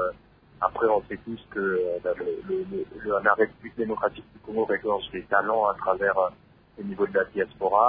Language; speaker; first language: French; non-native, local second language; Lingala